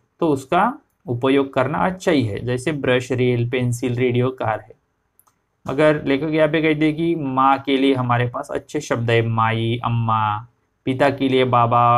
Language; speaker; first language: Hindi; non-native, local second language; Marathi